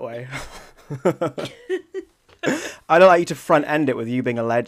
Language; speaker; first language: English; native; English